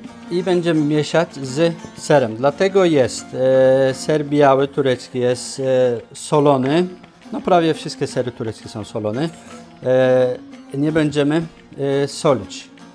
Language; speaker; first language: Polish; non-native, fluent; Turkish